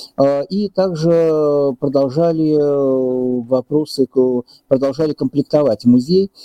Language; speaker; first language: Russian; native; Russian